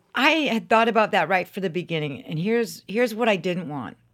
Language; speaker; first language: English; native; English